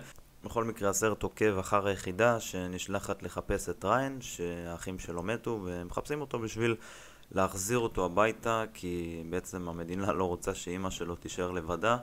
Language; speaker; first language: Hebrew; native; Hebrew